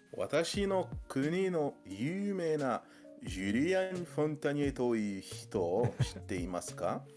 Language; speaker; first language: Japanese; non-native, learner; French